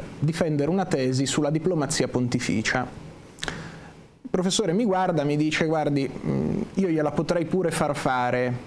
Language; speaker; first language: Italian; native; Italian